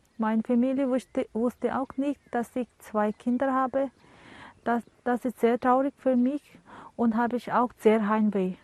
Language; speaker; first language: German; non-native, learner; Tibetan